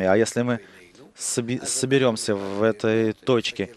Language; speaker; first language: Russian; native; Russian